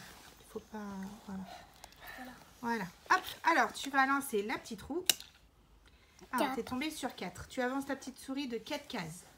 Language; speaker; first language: French; native; French